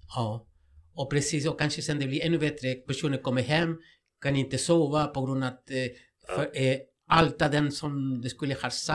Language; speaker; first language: Swedish; non-native, fluent; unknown